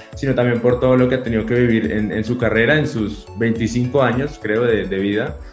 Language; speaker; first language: Spanish; native; Spanish